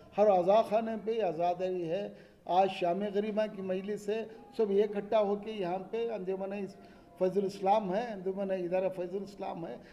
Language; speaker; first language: Hindi; non-native, local second language; Urdu